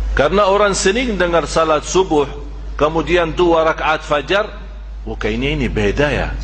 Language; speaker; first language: Malay; non-native, fluent; Arabic